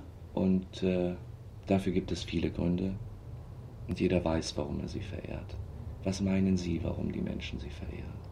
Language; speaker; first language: German; native; German